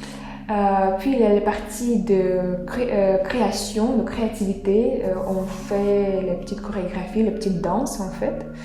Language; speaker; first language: French; non-native, fluent; Russian